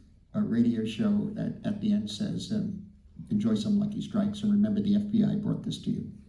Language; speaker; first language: English; native; English